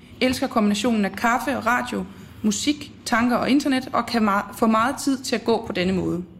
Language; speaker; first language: Danish; native; Danish